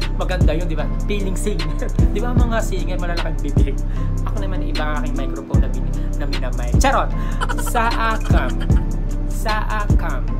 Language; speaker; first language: Filipino; native; Filipino